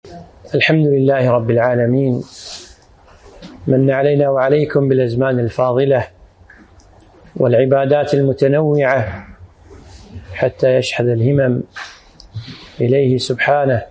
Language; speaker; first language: Arabic; native; Arabic